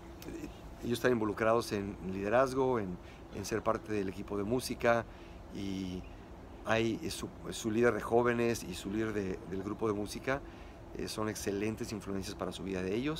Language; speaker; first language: Spanish; native; Spanish